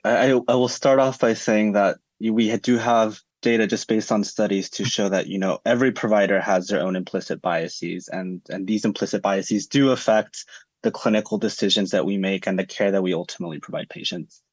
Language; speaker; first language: English; early bilingual, other home language; Spanish